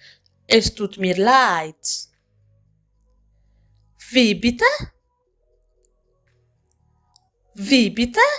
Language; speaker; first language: German; non-native, fluent; Amharic